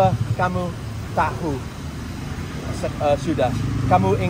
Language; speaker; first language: Indonesian; non-native, learner; English